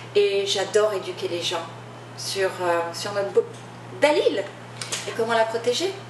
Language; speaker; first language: French; native; French